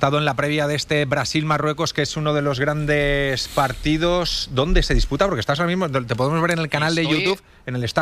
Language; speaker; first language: Spanish; native; Spanish